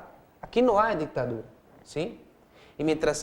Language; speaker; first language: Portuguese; non-native, learner; Spanish